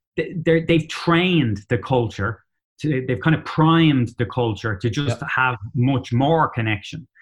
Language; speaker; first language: English; native; English